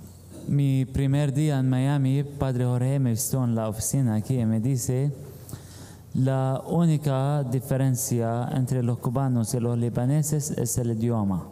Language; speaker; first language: Spanish; non-native, fluent; Arabic